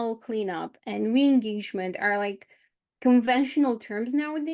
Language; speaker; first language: English; non-native, fluent; Romanian